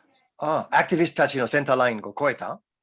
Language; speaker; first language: Japanese; non-native, learner; English